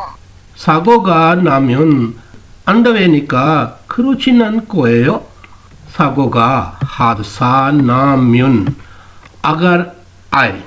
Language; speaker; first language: Korean; non-native, fluent; Urdu